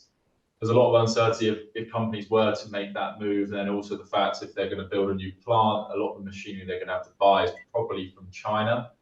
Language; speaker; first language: English; native; English